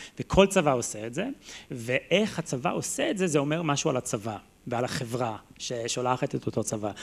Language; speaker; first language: Hebrew; non-native, fluent; English